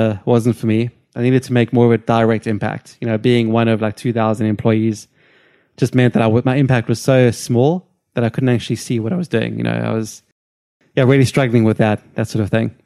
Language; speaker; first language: English; native; English